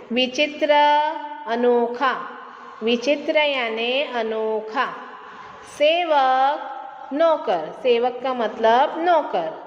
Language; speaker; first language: Hindi; non-native, local second language; Gujarati